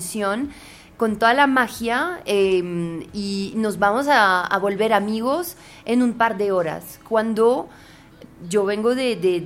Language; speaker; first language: Spanish; non-native, fluent; French